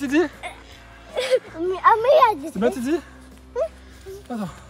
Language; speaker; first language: French; native; French